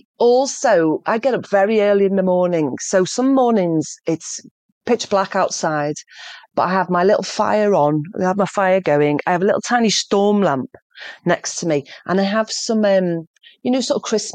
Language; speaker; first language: English; native; English